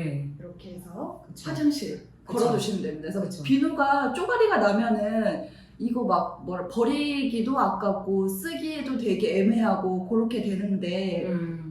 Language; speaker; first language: Korean; native; Korean